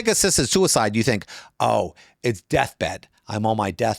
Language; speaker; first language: English; native; English